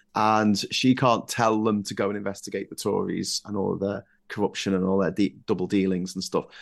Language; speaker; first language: English; native; English